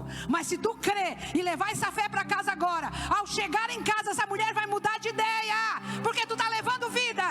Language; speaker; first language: Portuguese; native; Portuguese